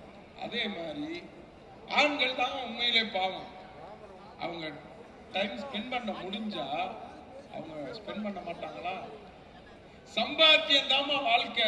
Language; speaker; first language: Tamil; native; Tamil